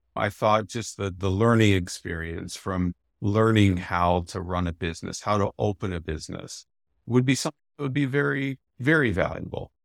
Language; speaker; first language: English; native; English